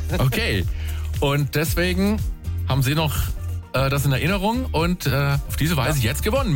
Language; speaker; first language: German; native; German